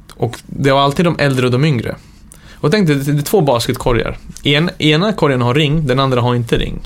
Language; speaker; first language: Swedish; early bilingual, other home language; Serbian